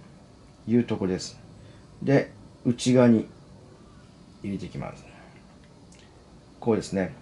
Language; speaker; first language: Japanese; native; Japanese